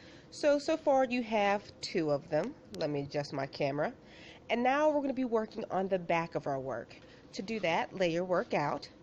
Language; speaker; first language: English; native; English